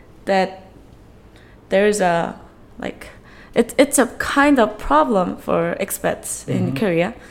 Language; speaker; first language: English; non-native, fluent; Korean